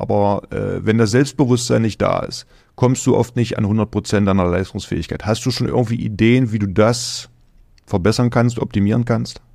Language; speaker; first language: German; native; German